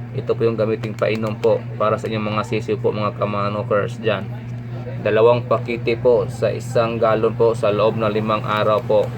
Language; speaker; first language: Filipino; native; Filipino